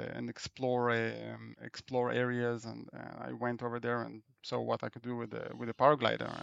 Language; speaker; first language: English; non-native, fluent; Hebrew